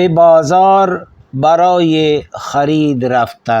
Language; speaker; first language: Persian; non-native, fluent; Urdu